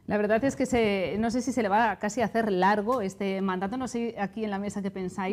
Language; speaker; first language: Spanish; native; Spanish